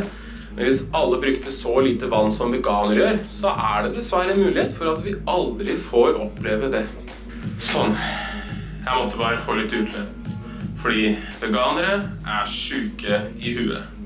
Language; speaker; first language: Norwegian; native; Norwegian